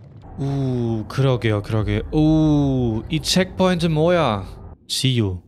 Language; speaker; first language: Korean; non-native, fluent; German